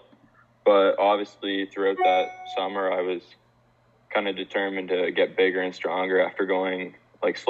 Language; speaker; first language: English; native; English